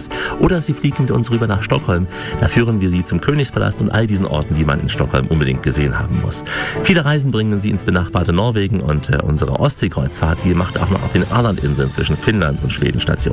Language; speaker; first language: German; native; German